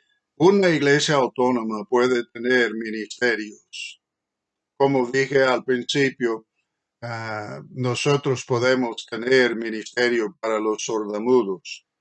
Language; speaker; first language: Spanish; non-native, fluent; English